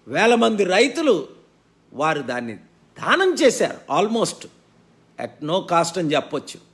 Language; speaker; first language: Telugu; native; Telugu